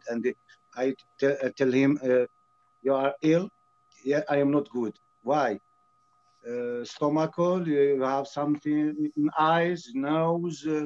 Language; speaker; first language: English; non-native, learner; French